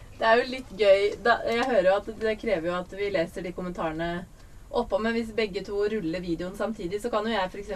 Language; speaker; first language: Norwegian; native; Norwegian